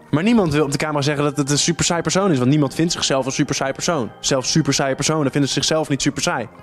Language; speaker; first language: Dutch; native; Dutch